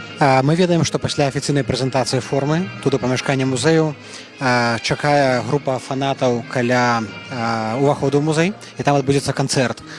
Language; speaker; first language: Belarusian; native; Belarusian